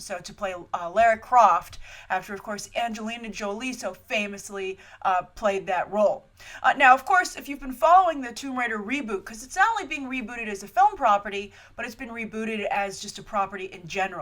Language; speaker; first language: English; native; English